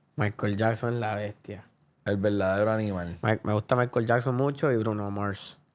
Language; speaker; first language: Spanish; early bilingual, other home language; English